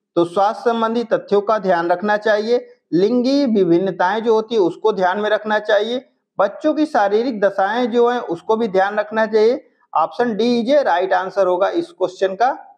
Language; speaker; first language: Hindi; native; Hindi